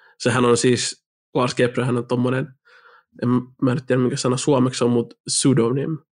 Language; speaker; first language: Finnish; native; Finnish